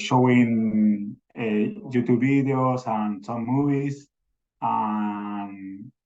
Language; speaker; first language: English; non-native, learner; Spanish